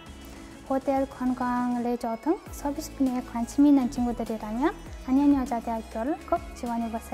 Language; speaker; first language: Korean; non-native, fluent; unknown